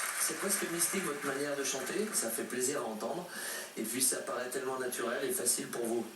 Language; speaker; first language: French; native; French